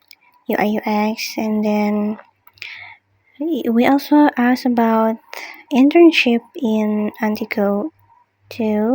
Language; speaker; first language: English; non-native, learner; Indonesian